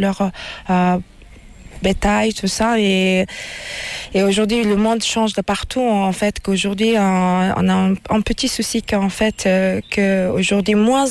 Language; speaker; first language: French; non-native, fluent; Mongolian